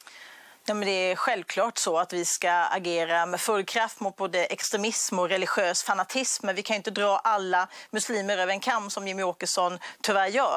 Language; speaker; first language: Swedish; native; Swedish